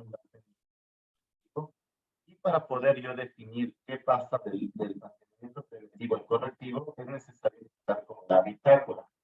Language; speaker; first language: Spanish; native; Spanish